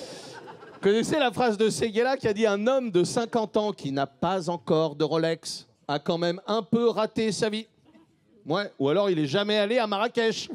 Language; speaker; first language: French; native; French